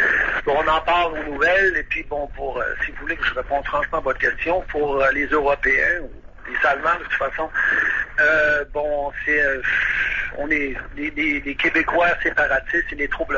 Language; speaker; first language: French; native; French